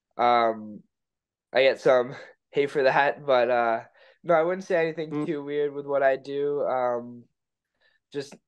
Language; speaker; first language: English; native; English